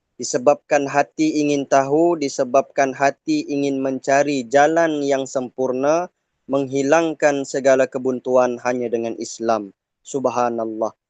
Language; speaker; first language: Malay; non-native, local second language; Iban